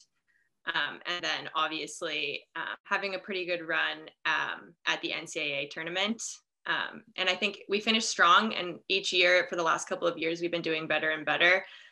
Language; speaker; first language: English; native; English